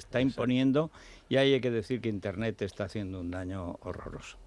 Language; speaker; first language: Spanish; native; Spanish